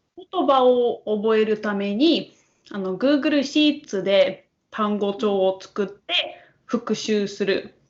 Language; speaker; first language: Japanese; non-native, fluent; English